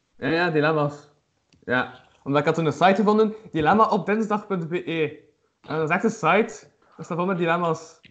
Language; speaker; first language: Dutch; native; Dutch